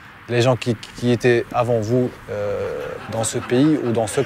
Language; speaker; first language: French; non-native, local second language; Arabic